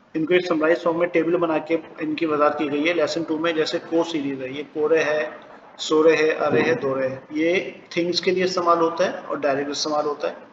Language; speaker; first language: Urdu; native; Urdu